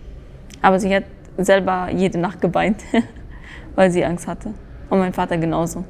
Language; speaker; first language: German; early bilingual, other home language; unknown